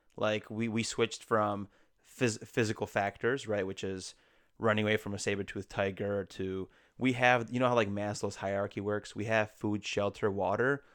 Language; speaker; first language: English; native; English